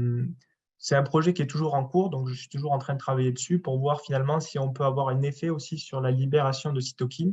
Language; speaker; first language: French; native; French